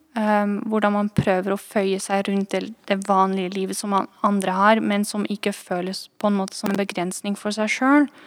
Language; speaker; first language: Norwegian; non-native, fluent; Dutch